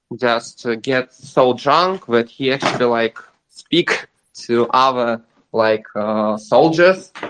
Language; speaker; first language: English; non-native, learner; Russian